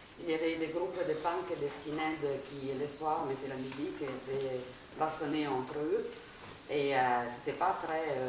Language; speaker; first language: French; non-native, fluent; Italian